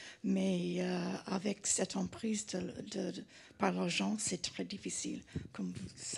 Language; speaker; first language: French; non-native, fluent; English